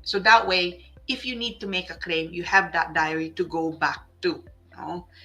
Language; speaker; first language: English; non-native, local second language; Filipino